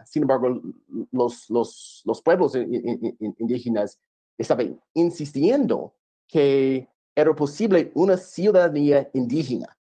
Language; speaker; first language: Spanish; non-native, fluent; English